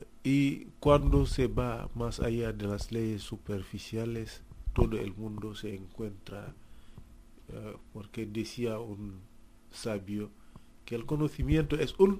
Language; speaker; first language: Spanish; non-native, fluent; Wolof